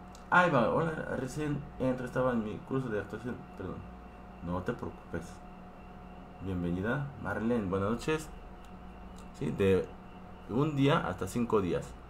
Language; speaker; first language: Spanish; non-native, fluent; Korean